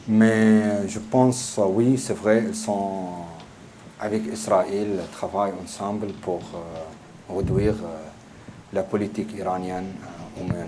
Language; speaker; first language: French; non-native, learner; Arabic